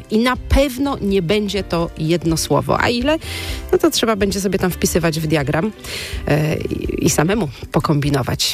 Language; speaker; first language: Polish; native; Polish